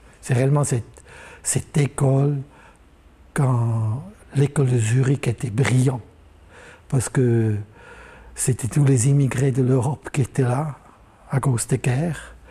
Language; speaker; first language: French; non-native, local second language; German